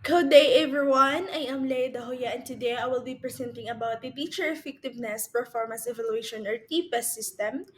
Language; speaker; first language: English; non-native, local second language; Filipino